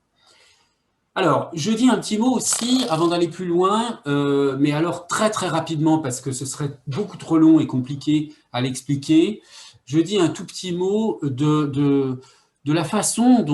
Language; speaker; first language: French; native; French